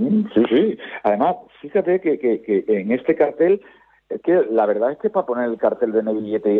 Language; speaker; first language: Spanish; native; Spanish